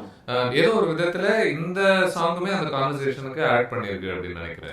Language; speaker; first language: Tamil; native; Tamil